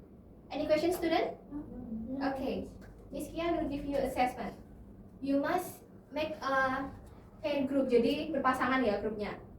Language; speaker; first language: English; non-native, learner; Indonesian